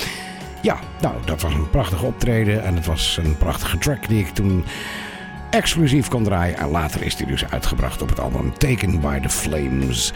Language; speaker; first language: Dutch; native; Dutch